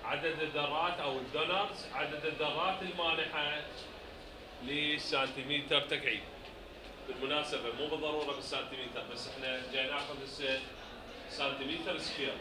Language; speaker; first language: Arabic; native; Arabic